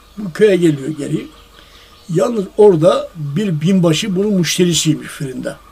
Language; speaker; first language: Turkish; native; Turkish